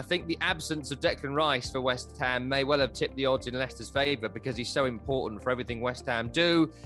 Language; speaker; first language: English; native; English